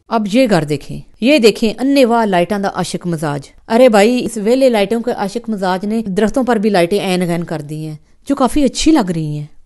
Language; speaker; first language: Urdu; non-native, local second language; Punjabi